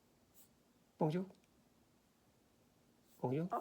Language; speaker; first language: French; non-native, learner; Korean